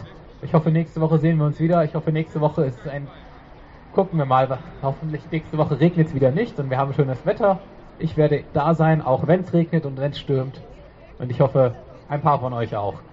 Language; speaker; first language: German; native; German